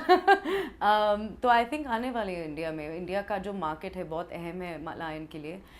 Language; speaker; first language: Hindi; early bilingual, heritage; English